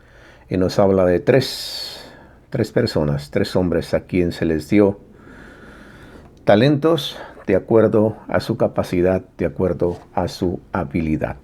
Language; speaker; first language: Spanish; native; Spanish